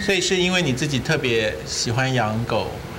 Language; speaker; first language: Chinese; native; Chinese